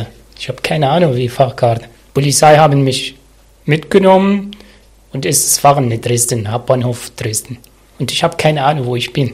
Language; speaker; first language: German; non-native, learner; Arabic